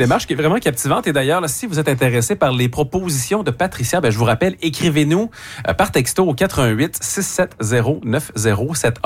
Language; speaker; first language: French; native; French